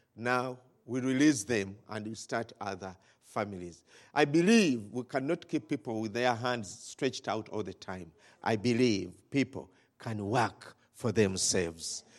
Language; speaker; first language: English; non-native, local second language; Ganda